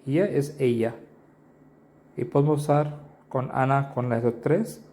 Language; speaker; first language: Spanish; non-native, learner; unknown